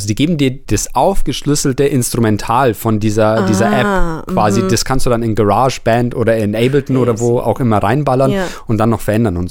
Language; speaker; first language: German; native; German